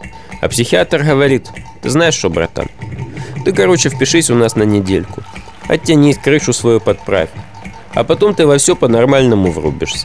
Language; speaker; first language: Russian; native; Russian